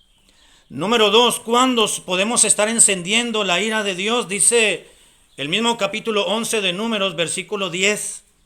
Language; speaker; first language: Spanish; native; Spanish